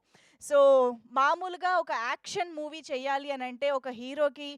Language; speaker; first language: Telugu; native; Telugu